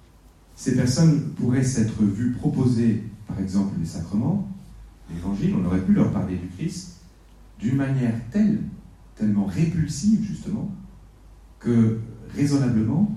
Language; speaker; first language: French; native; French